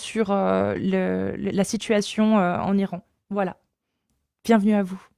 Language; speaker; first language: French; native; French